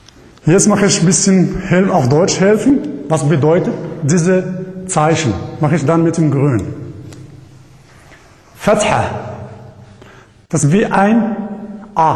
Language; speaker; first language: German; non-native, learner; Arabic